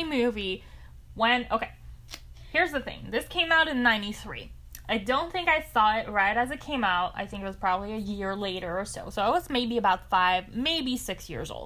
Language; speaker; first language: English; non-native, fluent; French